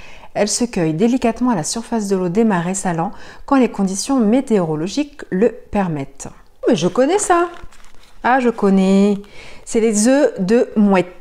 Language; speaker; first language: French; native; French